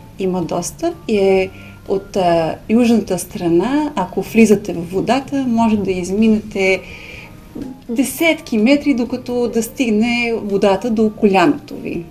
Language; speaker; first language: Bulgarian; early bilingual, heritage; Hungarian